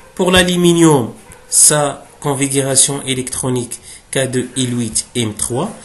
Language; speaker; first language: French; non-native, local second language; Arabic